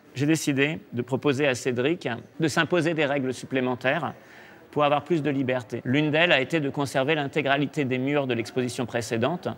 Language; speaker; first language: French; native; French